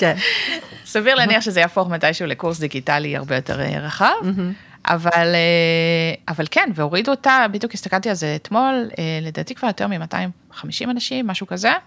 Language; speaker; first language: Hebrew; native; Hebrew